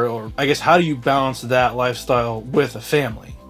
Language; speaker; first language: English; native; English